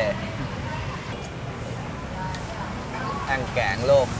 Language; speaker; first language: Vietnamese; native; Vietnamese